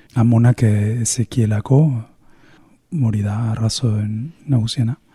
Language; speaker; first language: Basque; non-native, fluent; Spanish